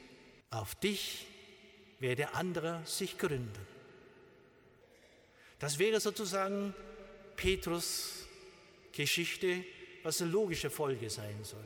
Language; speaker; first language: German; non-native, learner; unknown